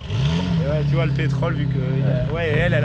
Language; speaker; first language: French; native; French